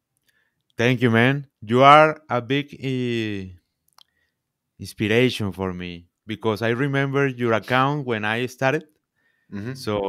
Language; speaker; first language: English; non-native, learner; Spanish